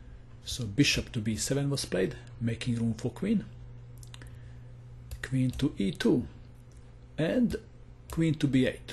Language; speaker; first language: English; non-native, fluent; Croatian